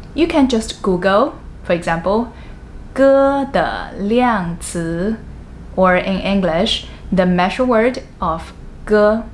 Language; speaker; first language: English; non-native, fluent; Chinese